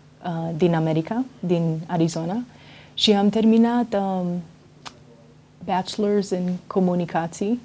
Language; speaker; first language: Romanian; early bilingual, heritage; Romanian